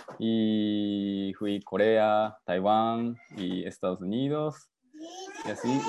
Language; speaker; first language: Spanish; non-native, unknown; Japanese